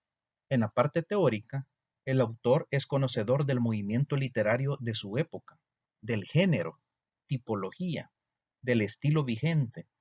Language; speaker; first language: Spanish; native; Spanish